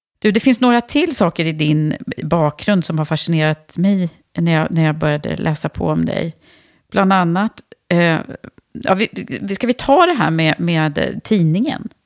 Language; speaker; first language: Swedish; native; Swedish